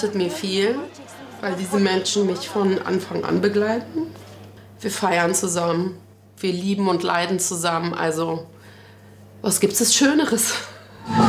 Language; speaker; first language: German; native; German